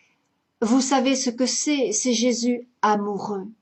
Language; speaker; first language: French; native; French